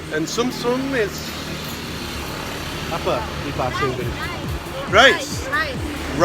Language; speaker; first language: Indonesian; non-native, learner; English